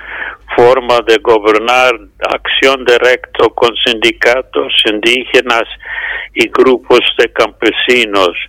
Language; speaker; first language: Spanish; non-native, fluent; English